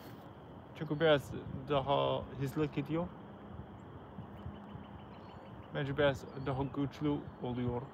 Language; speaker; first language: Turkish; non-native, learner; English